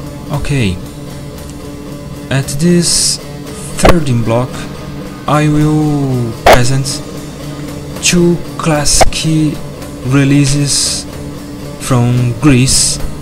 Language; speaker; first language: English; non-native, learner; Portuguese